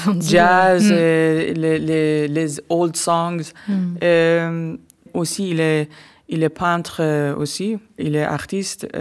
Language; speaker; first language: French; non-native, learner; Persian